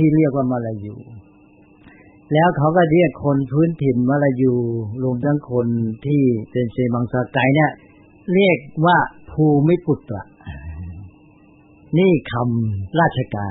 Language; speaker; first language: Thai; native; Thai